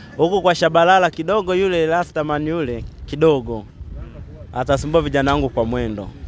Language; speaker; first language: Swahili; native; Swahili